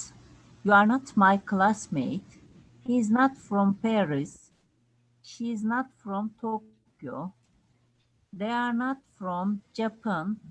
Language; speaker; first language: English; non-native, learner; Turkish